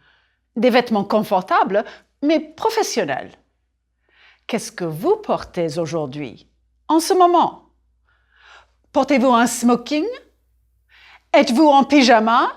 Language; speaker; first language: French; native; French